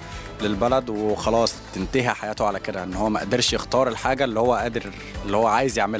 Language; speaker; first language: Arabic; native; Arabic